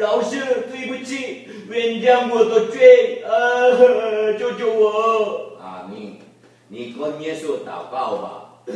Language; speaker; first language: Chinese; non-native, learner; Korean